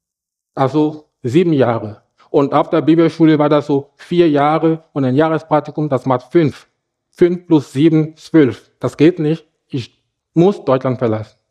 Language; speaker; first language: German; non-native, fluent; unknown